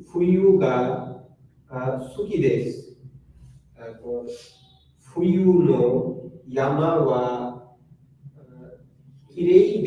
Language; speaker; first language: Japanese; non-native, learner; Bangla